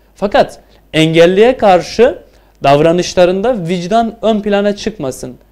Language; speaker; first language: Turkish; native; Turkish